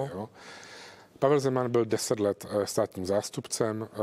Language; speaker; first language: Czech; native; Czech